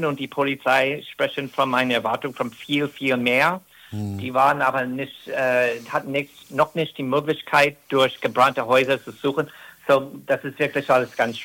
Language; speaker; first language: German; non-native, fluent; English